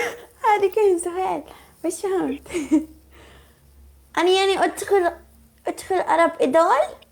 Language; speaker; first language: Arabic; non-native, learner; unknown